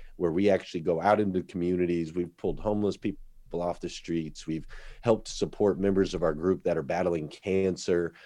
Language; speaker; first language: English; native; English